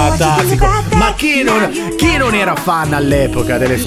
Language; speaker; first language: Italian; native; Italian